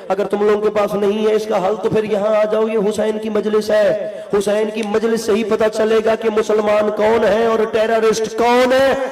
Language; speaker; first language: Urdu; non-native, local second language; Punjabi